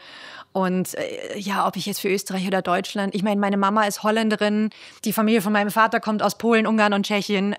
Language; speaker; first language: German; native; German